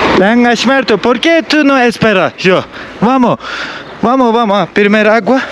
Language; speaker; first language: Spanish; non-native, learner; Turkish